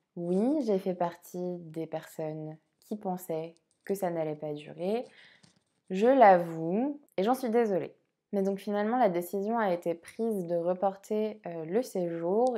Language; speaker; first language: French; native; French